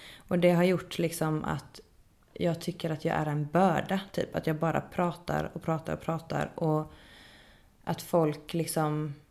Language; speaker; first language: Swedish; native; Swedish